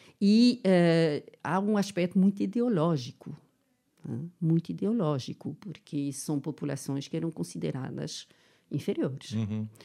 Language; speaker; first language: Portuguese; non-native, fluent; French